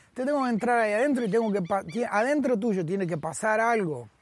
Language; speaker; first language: Spanish; native; Spanish